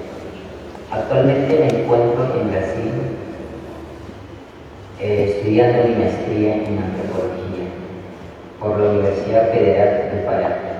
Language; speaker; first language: Spanish; non-native, local second language; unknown